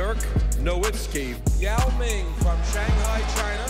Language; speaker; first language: English; native; English